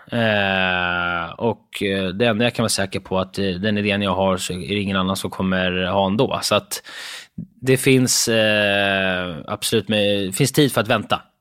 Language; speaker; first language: Swedish; native; Swedish